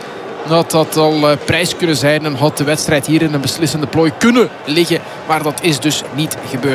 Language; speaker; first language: Dutch; native; Dutch